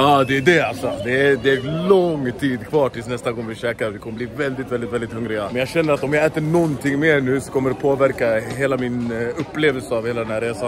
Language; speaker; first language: Swedish; native; Swedish